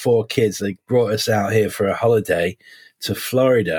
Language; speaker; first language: English; native; English